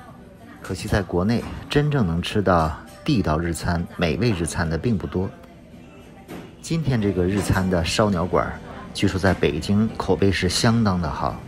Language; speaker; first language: Chinese; native; Chinese